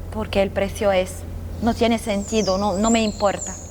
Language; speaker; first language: Spanish; non-native, fluent; Arabic